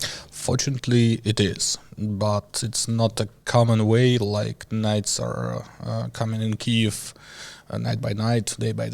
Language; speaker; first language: English; non-native, learner; Ukrainian